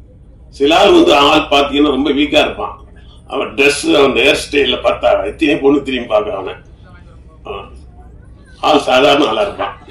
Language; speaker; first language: Tamil; native; Tamil